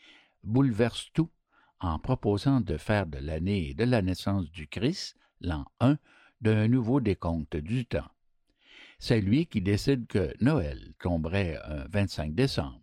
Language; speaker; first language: French; native; French